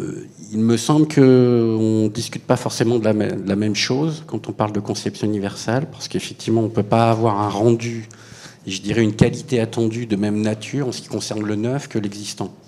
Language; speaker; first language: French; native; French